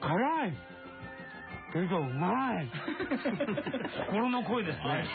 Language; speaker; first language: Japanese; native; Japanese